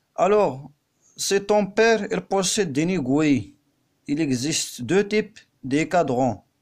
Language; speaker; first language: French; non-native, local second language; Arabic